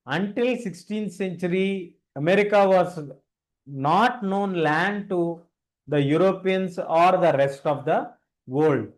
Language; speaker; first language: English; non-native, local second language; Telugu